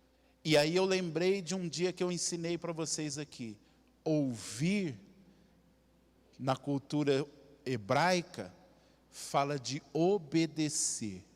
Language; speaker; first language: Portuguese; native; Portuguese